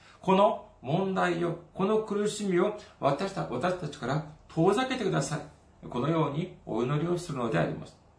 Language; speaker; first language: Japanese; non-native, fluent; Korean